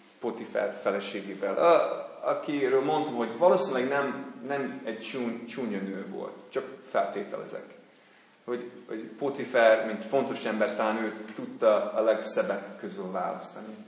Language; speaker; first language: Hungarian; non-native, fluent; English